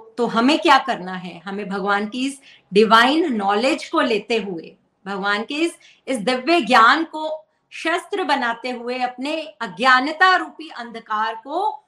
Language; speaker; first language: Hindi; native; Hindi